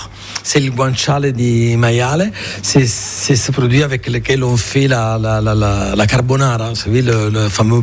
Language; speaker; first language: French; non-native, fluent; Italian